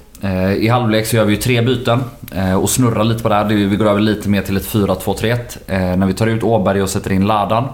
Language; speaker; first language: Swedish; native; Swedish